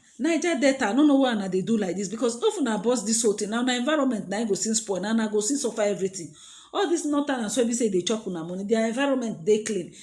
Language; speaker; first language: Nigerian Pidgin; native; Nigerian Pidgin